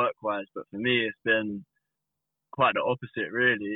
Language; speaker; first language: English; native; English